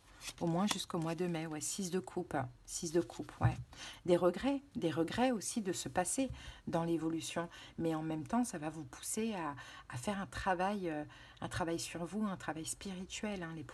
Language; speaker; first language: French; native; French